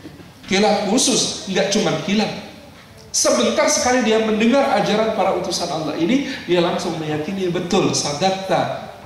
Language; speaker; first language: Indonesian; native; Indonesian